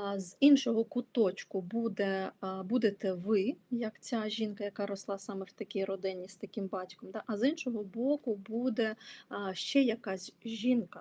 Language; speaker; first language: Ukrainian; non-native, local second language; Russian